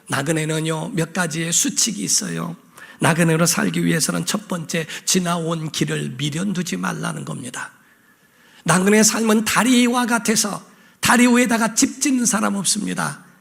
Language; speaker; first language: Korean; native; Korean